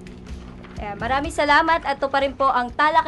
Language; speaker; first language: Filipino; native; Filipino